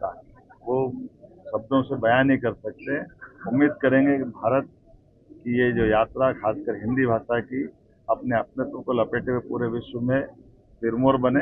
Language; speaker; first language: Hindi; native; Hindi